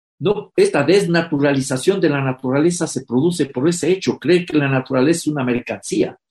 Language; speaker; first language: Spanish; native; Spanish